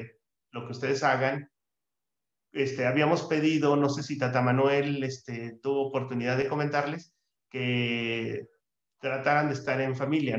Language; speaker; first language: Spanish; native; Spanish